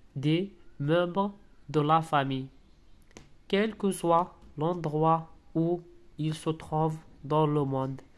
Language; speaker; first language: French; non-native, local second language; Arabic